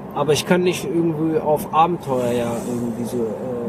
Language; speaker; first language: German; native; German